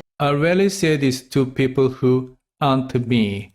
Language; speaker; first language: English; non-native, fluent; Korean